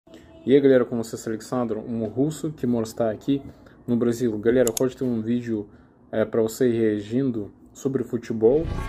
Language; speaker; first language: Portuguese; non-native, learner; Russian